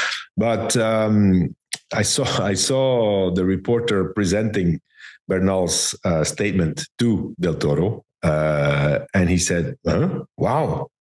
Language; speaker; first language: English; non-native, fluent; Dutch